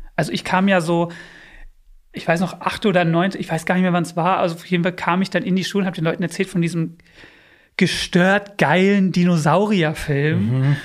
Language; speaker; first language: German; early bilingual, other home language; English